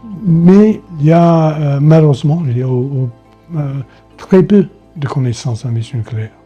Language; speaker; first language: French; non-native, fluent; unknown